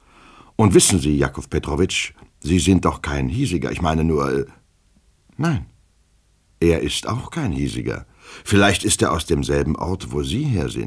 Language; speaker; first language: German; native; German